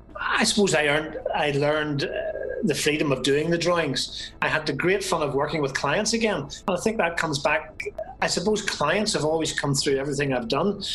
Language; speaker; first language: English; native; English